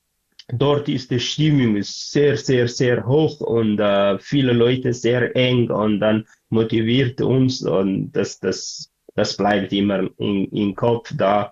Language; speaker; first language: German; non-native, learner; Tigrinya